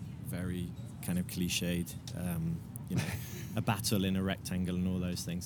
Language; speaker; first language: English; native; English